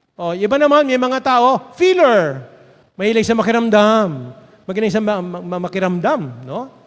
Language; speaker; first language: Filipino; native; Filipino